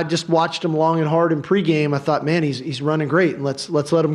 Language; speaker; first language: English; native; English